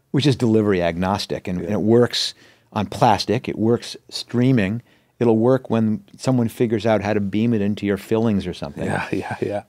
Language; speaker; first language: English; native; English